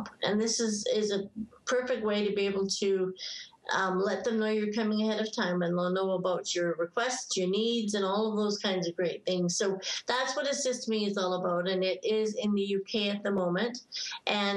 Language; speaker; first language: English; native; English